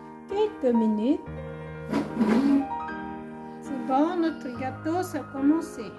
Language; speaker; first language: French; non-native, learner; Hmong